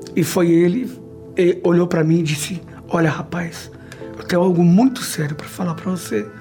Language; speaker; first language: Portuguese; native; Portuguese